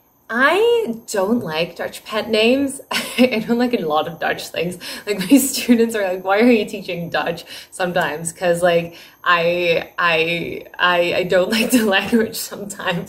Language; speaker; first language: English; early bilingual, other home language; Dutch